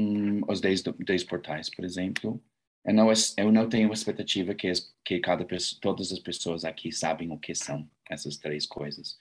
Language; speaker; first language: Portuguese; non-native, learner; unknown